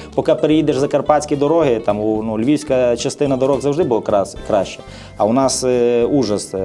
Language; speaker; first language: Ukrainian; native; Ukrainian